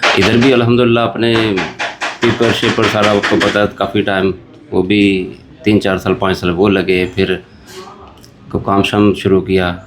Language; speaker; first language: Urdu; non-native, local second language; Punjabi